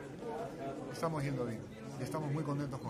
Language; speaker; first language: Spanish; native; Spanish